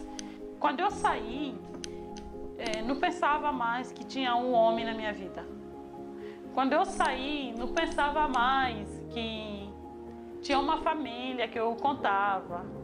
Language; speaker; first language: Portuguese; non-native, fluent; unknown